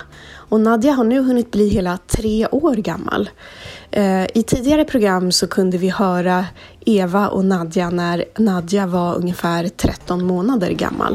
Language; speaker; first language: Swedish; native; Swedish